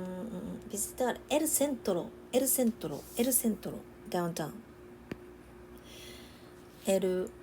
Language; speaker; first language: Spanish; non-native, learner; Japanese